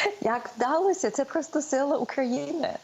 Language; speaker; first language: Ukrainian; early bilingual, heritage; Ukrainian